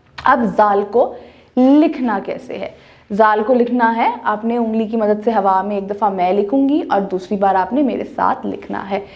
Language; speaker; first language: Urdu; native; Urdu